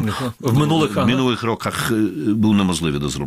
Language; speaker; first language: Ukrainian; non-native, fluent; Polish